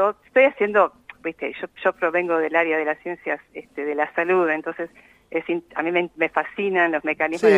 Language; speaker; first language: Spanish; native; Spanish